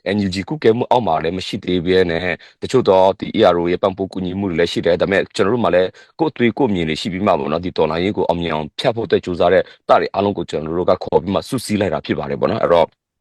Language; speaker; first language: Burmese; non-native, local second language; Western Kayah